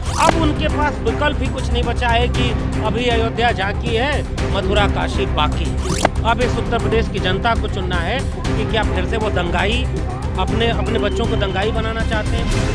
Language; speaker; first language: Hindi; native; Hindi